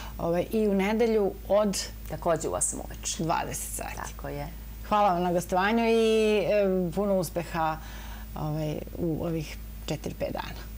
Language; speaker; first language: Bosnian; native; Bosnian